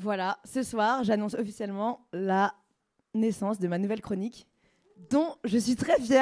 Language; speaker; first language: French; native; French